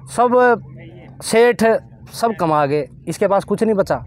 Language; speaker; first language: Hindi; native; Hindi